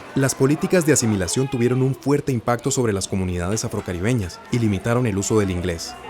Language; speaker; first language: Spanish; native; Spanish